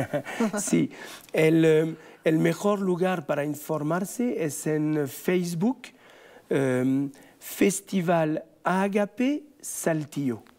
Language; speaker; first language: Spanish; non-native, fluent; French